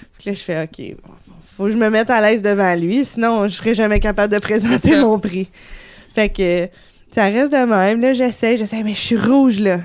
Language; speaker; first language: French; native; French